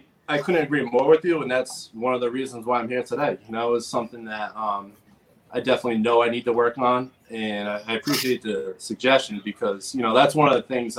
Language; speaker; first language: English; native; English